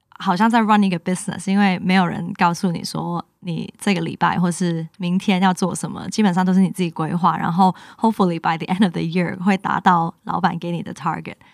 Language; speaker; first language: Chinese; non-native, local second language; Cantonese